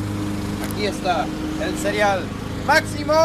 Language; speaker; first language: Spanish; non-native, learner; English